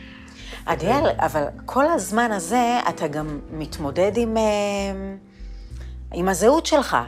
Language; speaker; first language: Hebrew; native; Hebrew